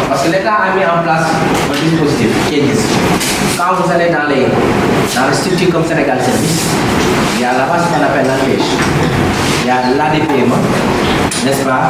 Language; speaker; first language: French; non-native, local second language; Wolof